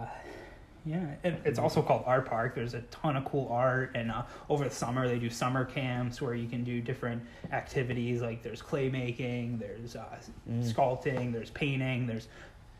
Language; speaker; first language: English; native; English